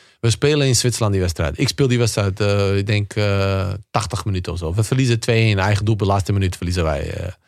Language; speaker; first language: Dutch; early bilingual, other home language; Bosnian